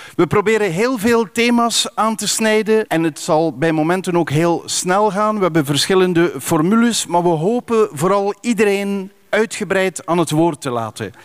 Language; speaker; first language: Dutch; native; Dutch